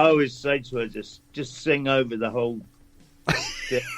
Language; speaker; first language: English; native; English